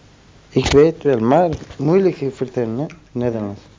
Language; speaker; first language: Dutch; non-native, learner; Turkish